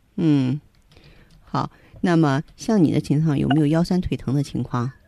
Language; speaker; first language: Chinese; native; Chinese